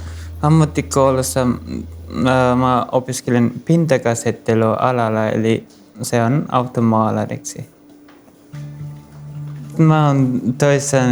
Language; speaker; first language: Finnish; non-native, learner; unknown